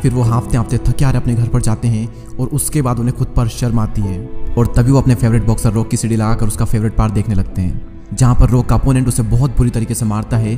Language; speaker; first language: Hindi; native; Hindi